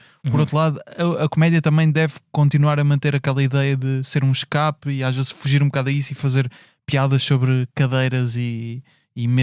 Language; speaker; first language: Portuguese; native; Portuguese